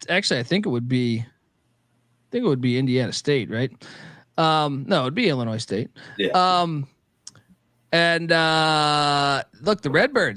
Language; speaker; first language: English; native; English